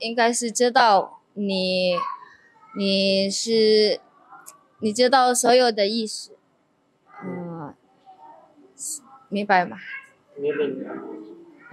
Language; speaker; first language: Chinese; non-native, fluent; Indonesian